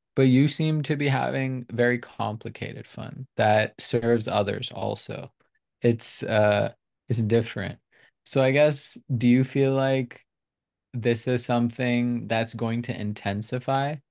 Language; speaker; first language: English; non-native, local second language; Urdu